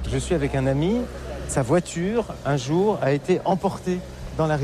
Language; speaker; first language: French; native; French